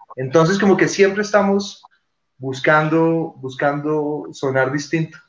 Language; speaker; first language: Spanish; native; Spanish